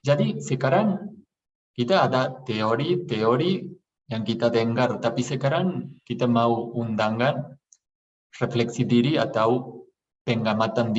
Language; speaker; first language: Indonesian; non-native, fluent; Spanish